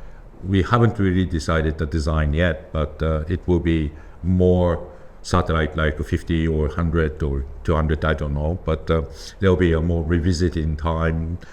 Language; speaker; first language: English; non-native, fluent; Japanese